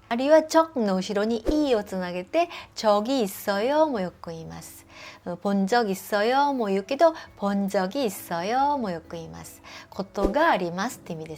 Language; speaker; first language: Japanese; non-native, fluent; Korean